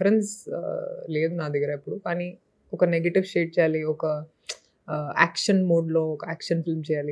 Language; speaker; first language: Telugu; non-native, local second language; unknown